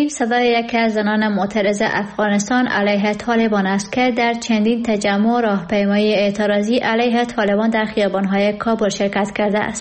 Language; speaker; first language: Persian; native; Persian